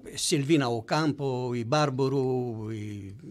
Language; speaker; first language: Spanish; non-native, fluent; Romanian